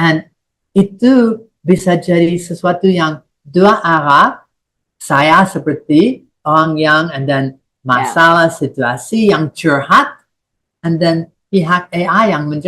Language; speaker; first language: Indonesian; non-native, fluent; English